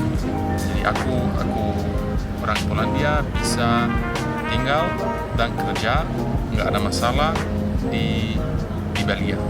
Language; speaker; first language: Indonesian; non-native, fluent; Polish